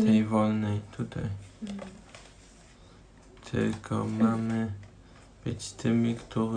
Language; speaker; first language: Polish; non-native, learner; German